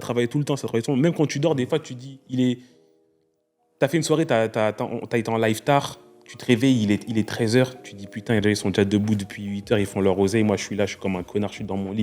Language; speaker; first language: French; native; French